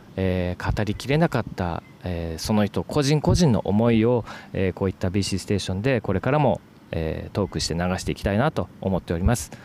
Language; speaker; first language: Japanese; native; Japanese